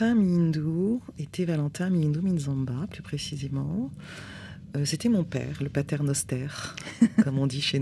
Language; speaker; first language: French; native; French